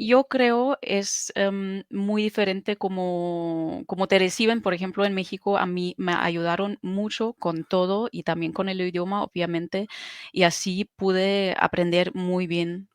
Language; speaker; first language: Spanish; non-native, fluent; German